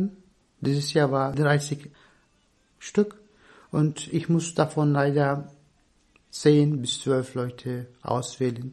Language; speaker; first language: German; non-native, fluent; Turkish